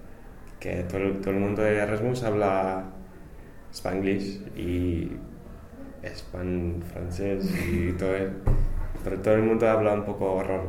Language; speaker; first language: Spanish; non-native, fluent; English